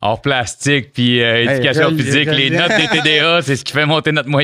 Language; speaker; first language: French; native; French